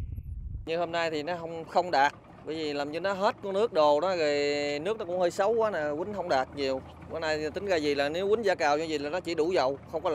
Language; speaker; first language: Vietnamese; native; Vietnamese